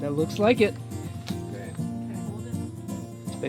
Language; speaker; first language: English; native; English